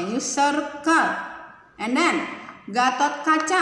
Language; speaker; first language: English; non-native, learner; Indonesian